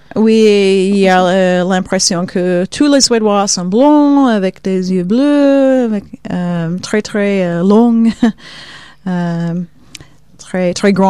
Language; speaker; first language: French; non-native, fluent; Swedish